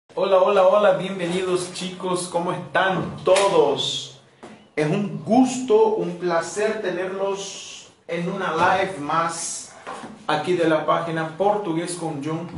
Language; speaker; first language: Spanish; non-native, fluent; Portuguese